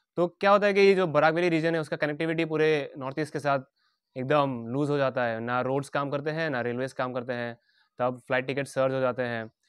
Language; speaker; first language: Hindi; non-native, local second language; Bangla